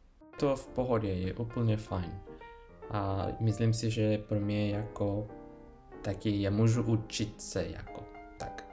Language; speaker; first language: Czech; non-native, learner; Spanish